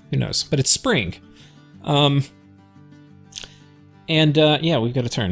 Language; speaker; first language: English; native; English